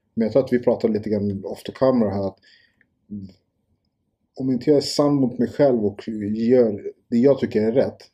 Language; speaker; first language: Swedish; early bilingual, other home language; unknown